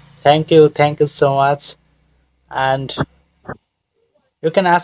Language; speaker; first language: English; non-native, fluent; Bangla